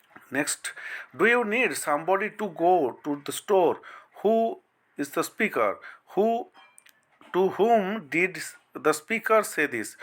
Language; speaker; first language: English; non-native, local second language; Bangla